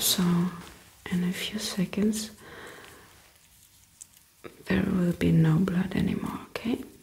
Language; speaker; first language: English; non-native, fluent; German